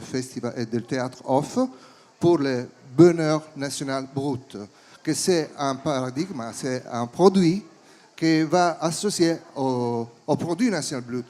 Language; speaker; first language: French; non-native, fluent; Italian